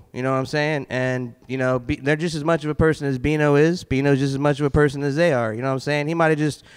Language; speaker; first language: English; native; English